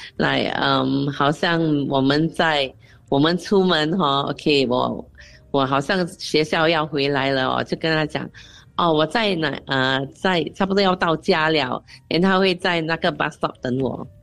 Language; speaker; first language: Chinese; non-native, local second language; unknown